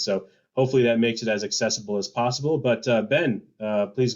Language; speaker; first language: English; native; English